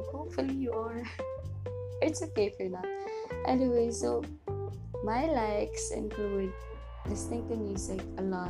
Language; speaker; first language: English; non-native, local second language; Cebuano